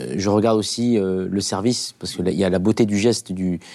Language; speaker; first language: French; non-native, local second language; Arabic